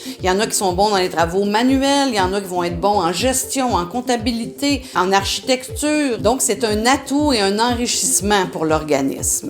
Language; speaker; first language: French; native; French